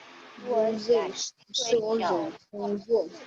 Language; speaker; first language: Chinese; non-native, learner; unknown